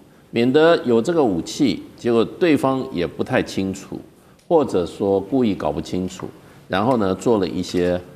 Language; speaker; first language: Chinese; native; Chinese